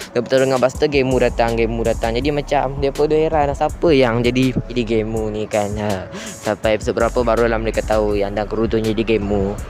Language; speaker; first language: Malay; native; Malay